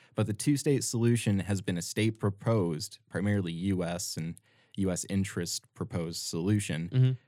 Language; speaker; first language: English; native; English